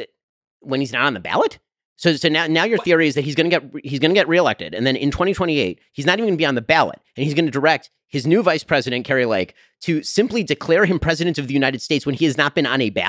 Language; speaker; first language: English; native; English